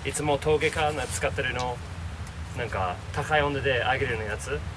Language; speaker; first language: Japanese; non-native, learner; English